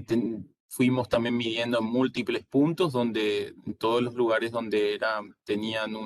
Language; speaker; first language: Spanish; native; Spanish